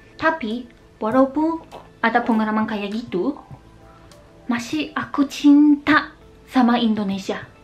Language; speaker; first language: Indonesian; non-native, fluent; Japanese